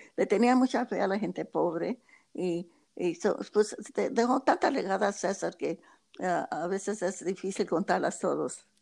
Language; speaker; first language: Spanish; early bilingual, heritage; Spanish